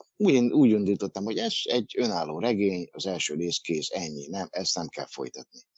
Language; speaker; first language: Hungarian; native; Hungarian